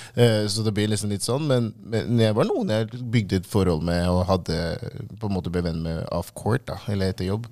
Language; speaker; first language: Norwegian; early bilingual, other home language; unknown